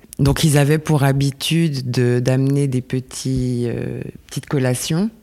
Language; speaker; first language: French; native; French